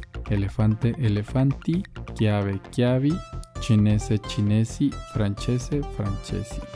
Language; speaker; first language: Italian; non-native, fluent; Spanish